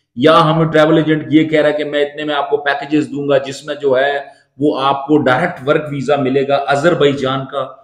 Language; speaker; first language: Urdu; non-native, local second language; Punjabi